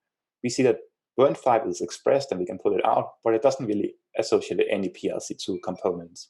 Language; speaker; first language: English; non-native, fluent; Danish